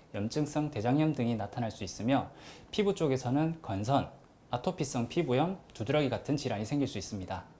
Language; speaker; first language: Korean; native; Korean